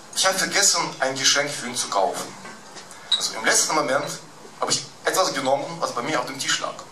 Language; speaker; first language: German; early bilingual, other home language; Russian